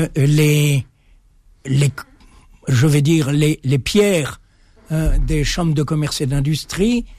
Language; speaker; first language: French; native; French